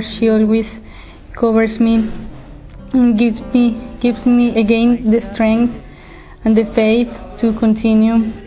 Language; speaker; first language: English; non-native, fluent; Spanish